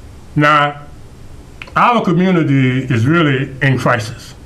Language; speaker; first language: English; native; English